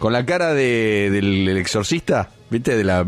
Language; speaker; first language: Spanish; native; Spanish